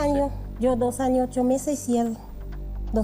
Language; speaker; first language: Spanish; non-native, learner; Haitian Creole